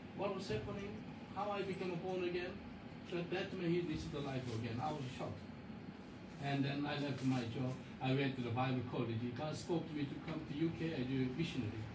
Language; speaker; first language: English; non-native, learner; Korean